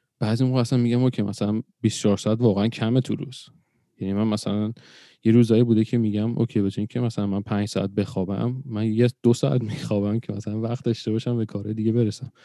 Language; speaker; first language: Persian; early bilingual, other home language; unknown